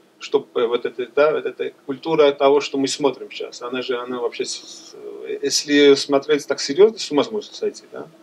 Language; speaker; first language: Russian; non-native, local second language; Georgian